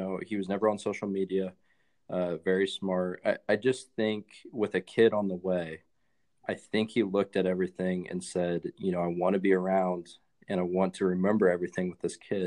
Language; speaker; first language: English; native; English